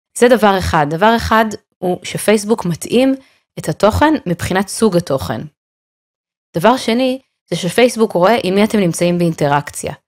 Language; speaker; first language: Hebrew; native; Hebrew